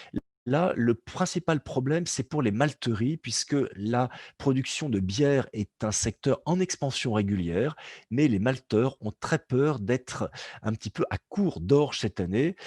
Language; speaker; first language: French; native; French